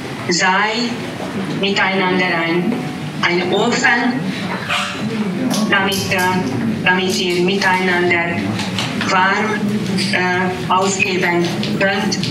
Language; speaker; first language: German; non-native, learner; Hungarian